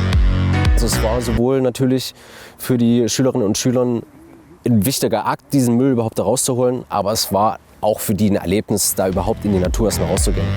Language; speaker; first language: German; native; German